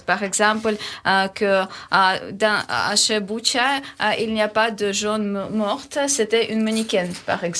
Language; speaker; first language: French; non-native, learner; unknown